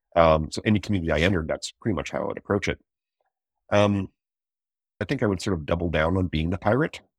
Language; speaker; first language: English; native; English